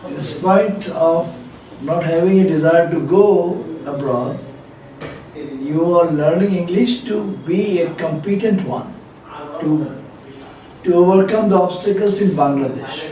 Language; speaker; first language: English; non-native, fluent; Bangla